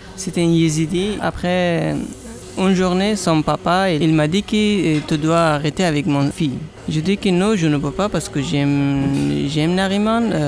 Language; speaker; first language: French; non-native, learner; Persian